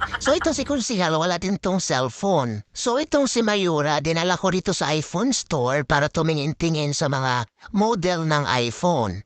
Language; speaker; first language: Filipino; native; Filipino